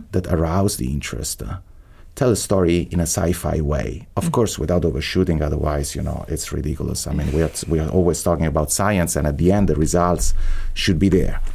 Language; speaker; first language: English; non-native, fluent; Italian